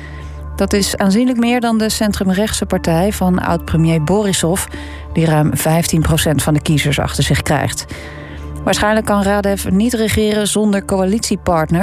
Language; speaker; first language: Dutch; native; Dutch